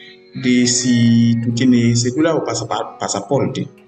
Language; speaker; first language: Spanish; non-native, learner; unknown